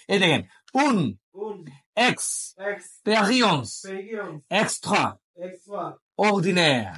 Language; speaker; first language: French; non-native, learner; Bangla